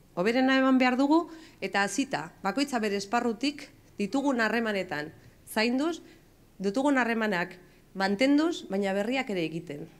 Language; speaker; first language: Basque; non-native, local second language; Spanish